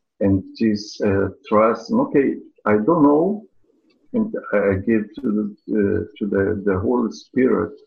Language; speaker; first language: English; non-native, learner; Portuguese